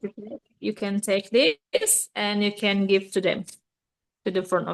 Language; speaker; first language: English; non-native, learner; Indonesian